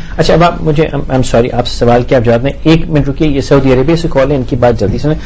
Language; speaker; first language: Urdu; native; Urdu